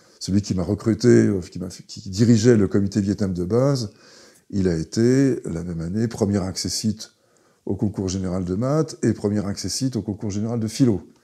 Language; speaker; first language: French; early bilingual, other home language; Hebrew